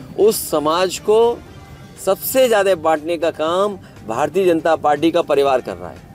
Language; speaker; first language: Hindi; native; Hindi